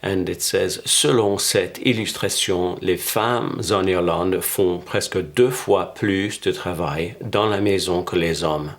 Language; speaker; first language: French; non-native, fluent; English